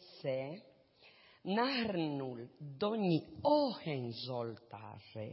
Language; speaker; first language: Czech; non-native, learner; Spanish